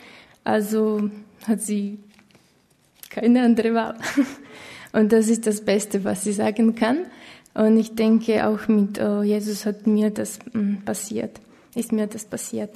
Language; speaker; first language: German; non-native, fluent; Slovak